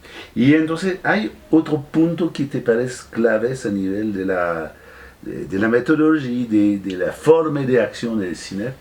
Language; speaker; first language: Spanish; non-native, fluent; French